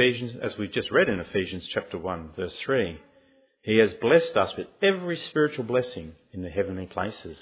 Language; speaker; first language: English; native; English